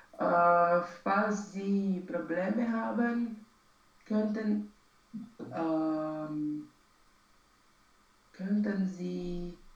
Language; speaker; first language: German; non-native, learner; Romanian